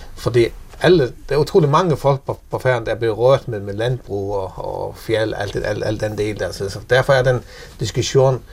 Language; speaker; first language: Danish; non-native, local second language; Faroese